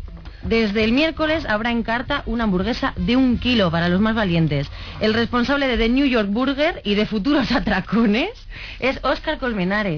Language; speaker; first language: Spanish; native; Spanish